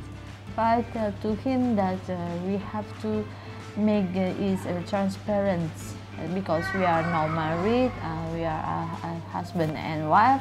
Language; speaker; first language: English; non-native, learner; Indonesian